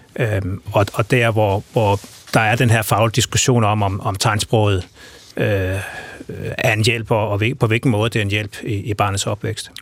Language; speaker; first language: Danish; native; Danish